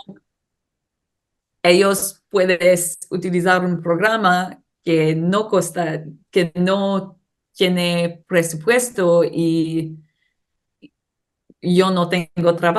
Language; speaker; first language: Spanish; non-native, learner; English